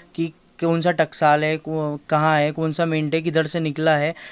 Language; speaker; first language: Hindi; native; Hindi